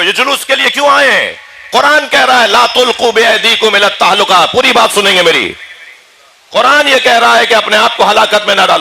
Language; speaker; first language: Urdu; native; Urdu